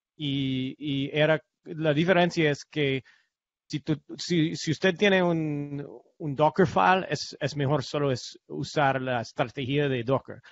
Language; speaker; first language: Spanish; non-native, learner; English